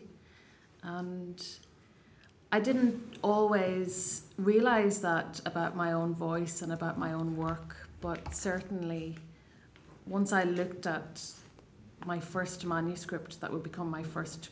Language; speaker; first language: English; non-native, local second language; Irish